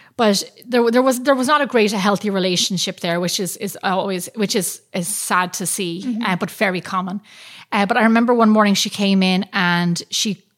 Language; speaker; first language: English; native; English